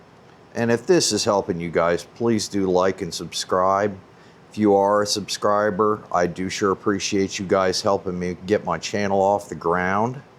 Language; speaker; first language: English; native; English